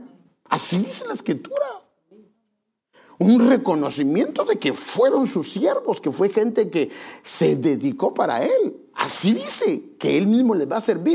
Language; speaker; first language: Spanish; native; Spanish